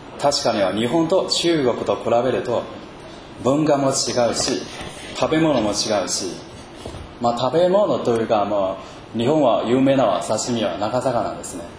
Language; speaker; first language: Japanese; non-native, fluent; Chinese